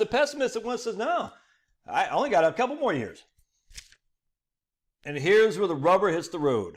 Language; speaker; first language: English; native; English